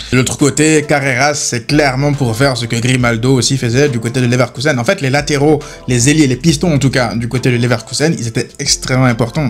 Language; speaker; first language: French; native; French